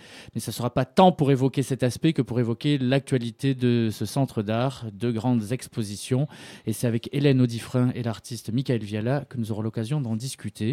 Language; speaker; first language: French; native; French